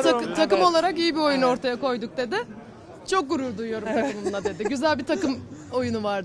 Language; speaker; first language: Turkish; native; Turkish